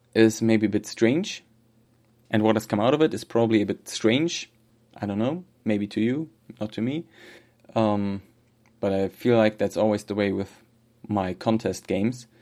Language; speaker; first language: English; non-native, fluent; German